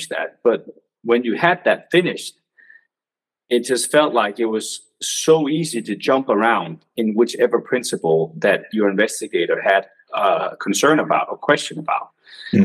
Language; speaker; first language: English; non-native, fluent; Danish